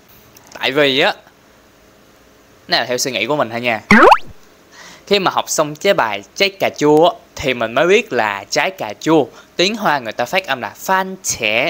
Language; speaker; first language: Vietnamese; non-native, local second language; Cantonese